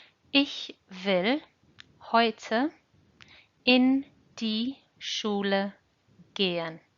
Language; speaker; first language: German; non-native, fluent; English